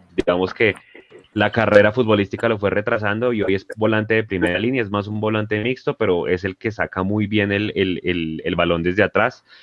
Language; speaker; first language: Spanish; native; Spanish